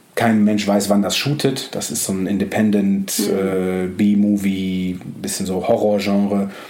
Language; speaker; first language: German; native; German